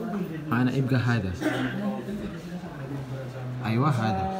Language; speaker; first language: Arabic; non-native, learner; Filipino